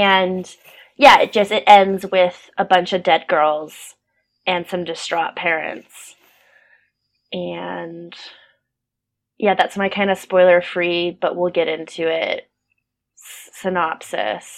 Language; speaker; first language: English; native; English